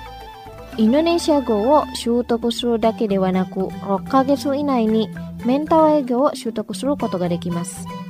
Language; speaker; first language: Japanese; non-native, fluent; Indonesian